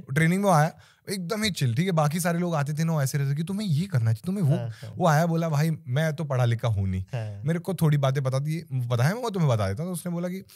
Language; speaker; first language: Hindi; non-native, local second language; Marathi